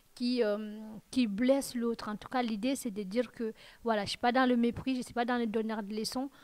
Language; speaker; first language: French; non-native, local second language; Fula